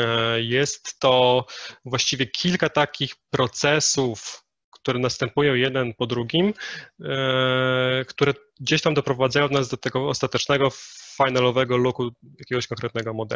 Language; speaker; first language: Polish; native; Polish